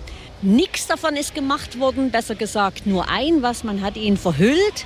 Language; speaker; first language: German; native; German